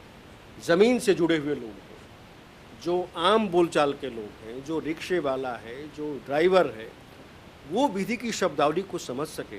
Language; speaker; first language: Hindi; native; Hindi